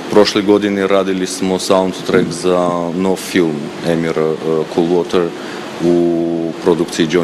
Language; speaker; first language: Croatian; non-native, fluent; Armenian